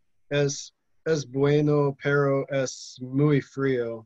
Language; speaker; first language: Spanish; non-native, learner; English